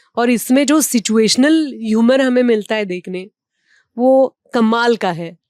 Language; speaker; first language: Hindi; non-native, local second language; Marathi